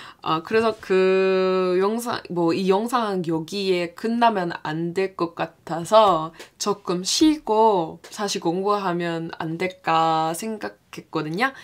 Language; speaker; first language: Korean; non-native, fluent; English